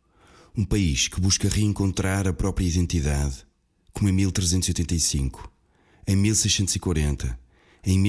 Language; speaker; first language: Portuguese; native; Portuguese